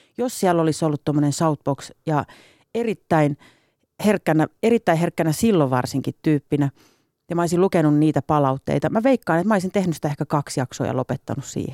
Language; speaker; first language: Finnish; native; Finnish